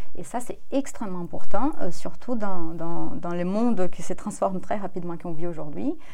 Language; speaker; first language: French; non-native, fluent; Portuguese